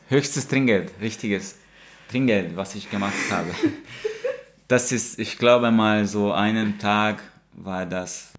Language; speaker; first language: German; non-native, fluent; Hungarian